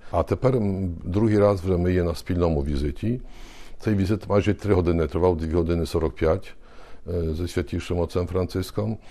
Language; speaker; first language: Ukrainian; early bilingual, heritage; Ukrainian